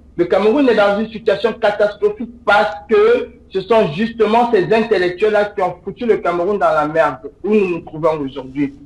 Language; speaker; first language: French; native; French